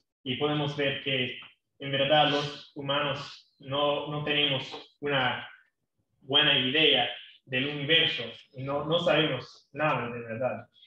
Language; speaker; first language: Spanish; non-native, fluent; English